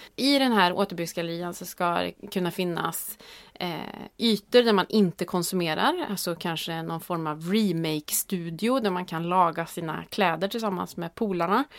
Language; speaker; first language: Swedish; native; Swedish